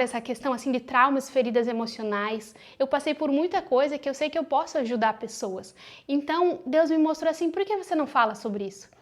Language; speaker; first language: Portuguese; native; Portuguese